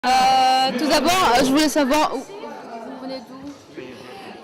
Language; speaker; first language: French; non-native, learner; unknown